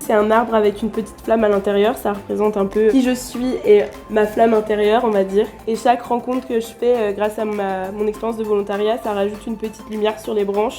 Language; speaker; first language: French; non-native, fluent; German